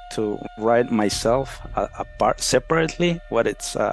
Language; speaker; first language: English; non-native, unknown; Kʼicheʼ